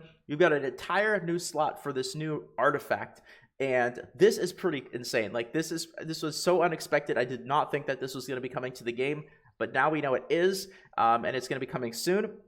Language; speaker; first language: English; native; English